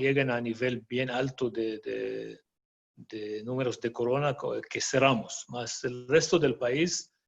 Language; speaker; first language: Spanish; non-native, fluent; Arabic